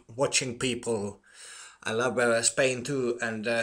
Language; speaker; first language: English; non-native, learner; Finnish